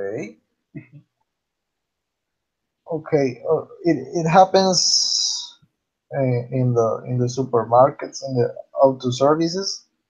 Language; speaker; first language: English; non-native, learner; Spanish